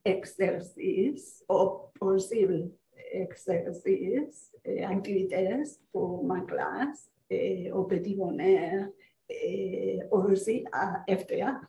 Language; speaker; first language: French; non-native, fluent; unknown